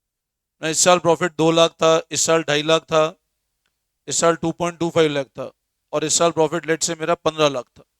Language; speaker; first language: Hindi; native; Hindi